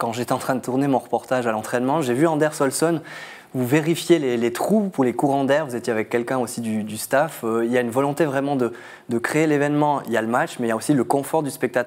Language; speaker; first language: French; native; French